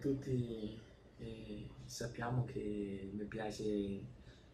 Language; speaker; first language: Italian; non-native, learner; Spanish